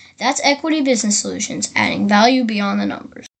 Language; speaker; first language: English; native; English